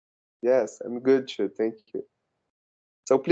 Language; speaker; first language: English; non-native, learner; Portuguese